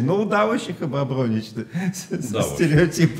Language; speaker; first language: Polish; non-native, fluent; Russian